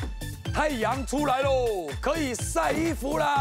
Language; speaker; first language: Chinese; native; Chinese